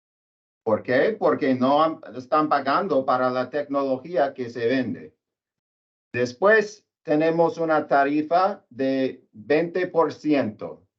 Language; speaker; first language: Spanish; non-native, learner; English